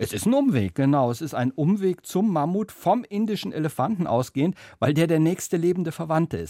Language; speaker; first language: German; native; German